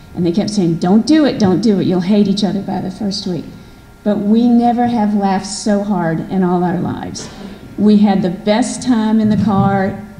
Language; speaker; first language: English; native; English